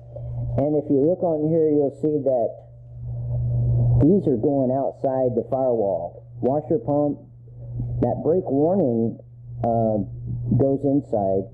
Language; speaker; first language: English; native; English